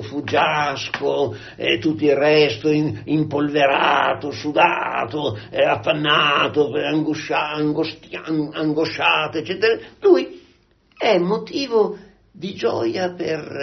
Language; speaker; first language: Italian; native; Italian